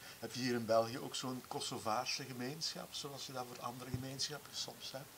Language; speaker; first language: Dutch; native; Dutch